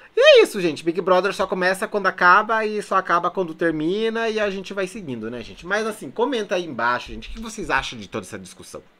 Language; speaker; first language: Portuguese; native; Portuguese